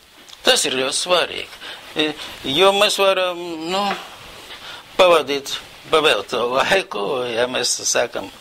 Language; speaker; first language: Latvian; non-native, local second language; Russian